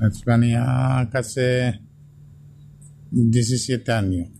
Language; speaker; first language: Spanish; non-native, learner; Bangla